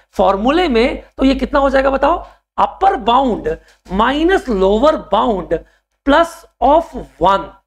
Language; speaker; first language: Hindi; native; Hindi